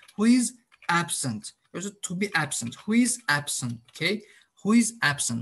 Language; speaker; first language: English; non-native, fluent; Azerbaijani